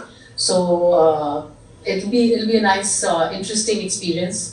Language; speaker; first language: English; non-native, local second language; Hindi